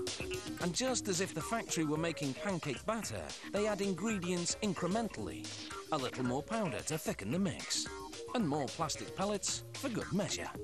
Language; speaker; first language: English; native; English